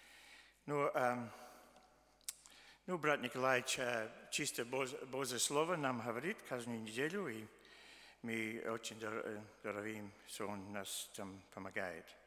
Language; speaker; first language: Russian; early bilingual, heritage; Russian